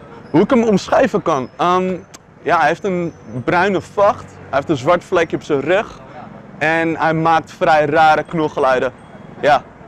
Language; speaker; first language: Dutch; native; Dutch